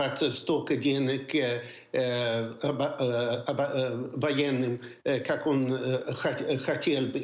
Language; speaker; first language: Russian; non-native, fluent; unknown